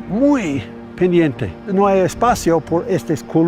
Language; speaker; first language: Spanish; non-native, fluent; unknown